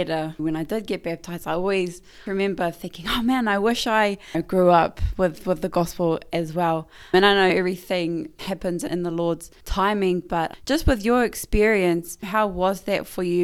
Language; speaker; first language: English; native; English